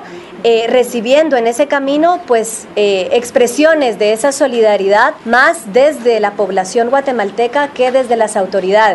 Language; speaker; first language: Spanish; native; Spanish